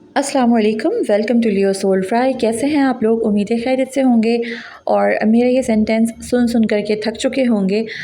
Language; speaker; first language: Urdu; native; Urdu